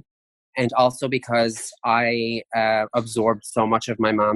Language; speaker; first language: English; native; English